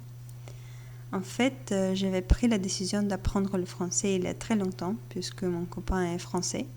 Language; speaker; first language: French; non-native, fluent; Bulgarian